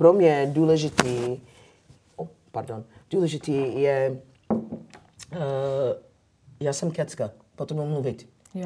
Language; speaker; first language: Czech; non-native, fluent; English